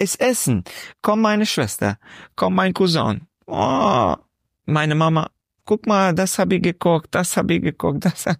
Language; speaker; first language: German; non-native, learner; Romanian